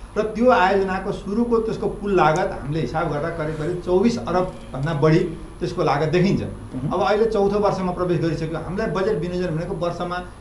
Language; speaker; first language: Nepali; native; Nepali